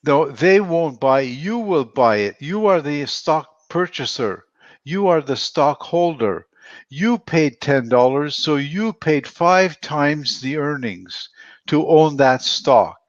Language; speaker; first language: English; non-native, fluent; Spanish